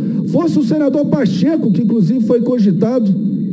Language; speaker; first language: Portuguese; native; Portuguese